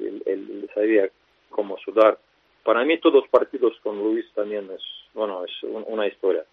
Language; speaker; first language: Spanish; non-native, fluent; Russian